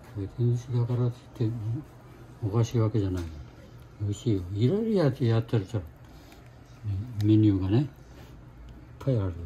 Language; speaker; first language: Japanese; native; Japanese